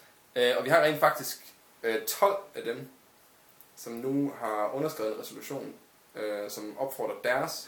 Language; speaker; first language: Danish; native; Danish